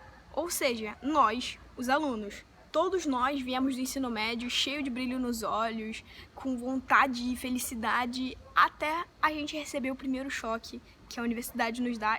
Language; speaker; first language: Portuguese; native; Portuguese